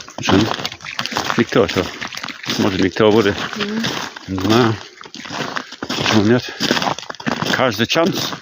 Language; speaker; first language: Russian; non-native, learner; English